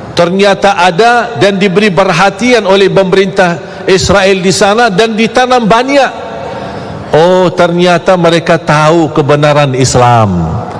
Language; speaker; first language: Malay; non-native, fluent; Arabic